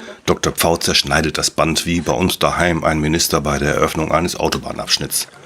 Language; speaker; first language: German; native; German